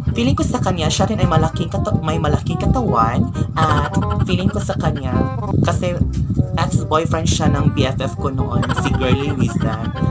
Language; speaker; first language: Filipino; non-native, local second language; Cebuano